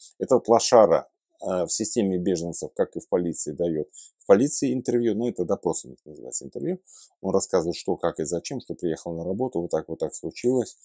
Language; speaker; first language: Russian; native; Russian